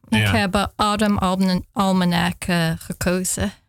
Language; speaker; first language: Dutch; non-native, fluent; English